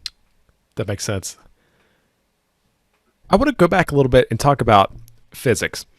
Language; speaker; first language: English; native; English